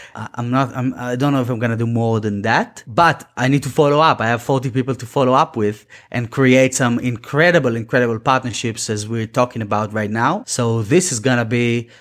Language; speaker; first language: English; non-native, fluent; Hebrew